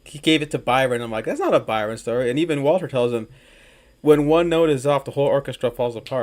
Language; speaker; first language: English; native; English